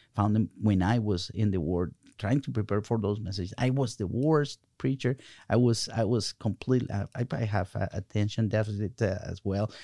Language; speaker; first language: English; non-native, fluent; Spanish